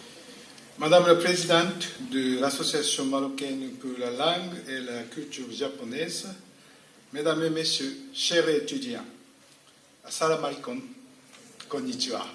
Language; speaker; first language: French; non-native, fluent; Japanese